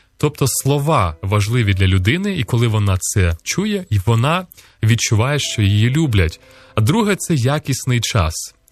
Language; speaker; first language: Ukrainian; native; Ukrainian